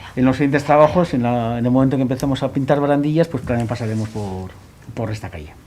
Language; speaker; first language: Spanish; non-native, local second language; Basque